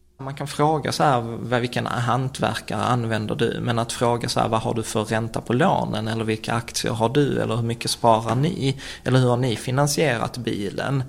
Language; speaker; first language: Swedish; early bilingual, other home language; Czech